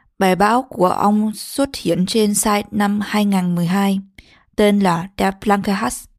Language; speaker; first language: Vietnamese; early bilingual, heritage; Vietnamese